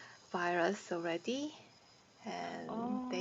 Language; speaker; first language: English; non-native, learner; Korean